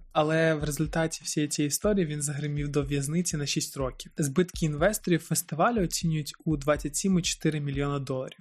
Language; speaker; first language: Ukrainian; native; Ukrainian